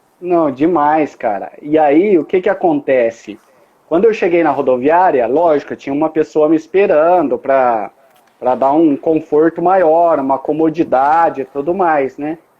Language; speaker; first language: Portuguese; native; Portuguese